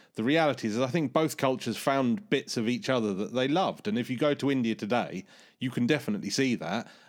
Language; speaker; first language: English; early bilingual, other home language; Hindi